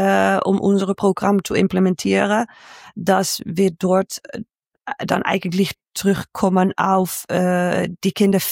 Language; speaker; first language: German; non-native, learner; Dutch